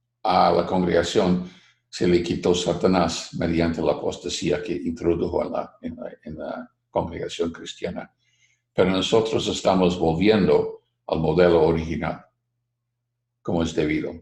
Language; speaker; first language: Spanish; non-native, fluent; English